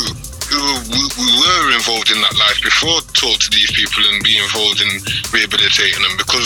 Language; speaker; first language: English; native; English